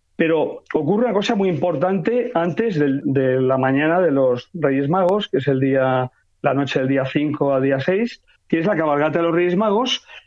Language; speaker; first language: Spanish; native; Spanish